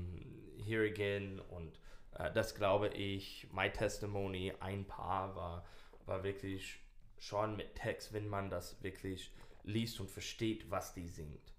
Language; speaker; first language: German; non-native, learner; English